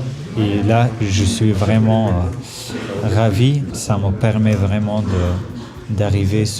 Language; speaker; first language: French; non-native, fluent; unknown